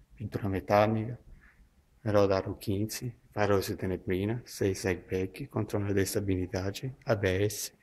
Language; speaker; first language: Portuguese; non-native, learner; Italian